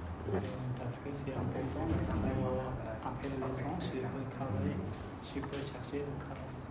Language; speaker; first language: French; non-native, learner; Khmer